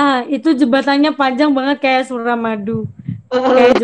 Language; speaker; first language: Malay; non-native, local second language; Javanese